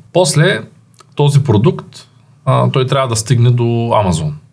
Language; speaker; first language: Bulgarian; native; Bulgarian